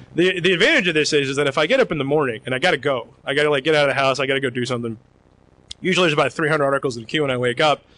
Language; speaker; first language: English; native; English